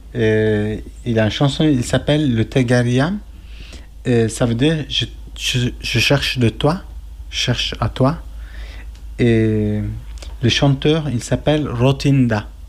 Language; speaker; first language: French; non-native, learner; Kurdish